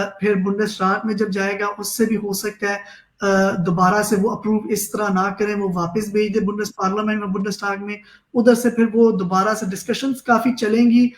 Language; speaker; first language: Urdu; native; Urdu